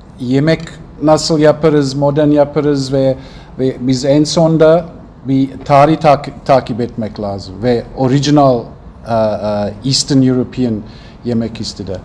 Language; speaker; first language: Turkish; non-native, learner; Russian